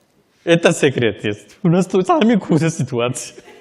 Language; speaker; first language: Russian; non-native, learner; Hindi